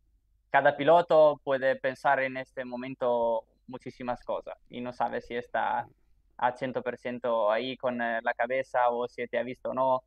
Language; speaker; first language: Spanish; non-native, fluent; Italian